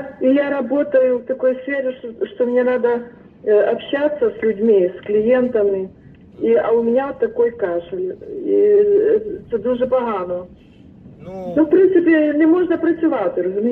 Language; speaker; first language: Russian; non-native, local second language; Ukrainian